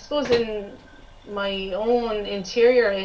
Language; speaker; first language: English; native; English